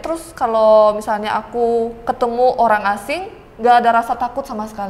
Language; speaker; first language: Indonesian; non-native, local second language; Korean